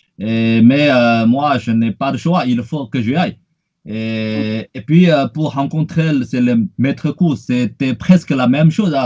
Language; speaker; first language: French; non-native, fluent; Chinese